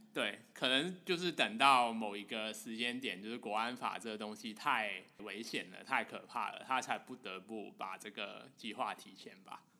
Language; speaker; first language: Chinese; non-native, local second language; Cantonese